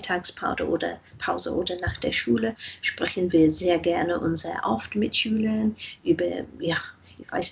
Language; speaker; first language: German; non-native, fluent; English